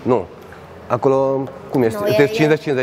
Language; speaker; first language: Romanian; native; Romanian